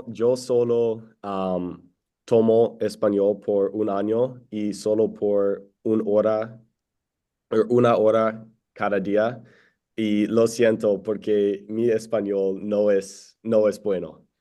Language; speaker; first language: Spanish; non-native, learner; English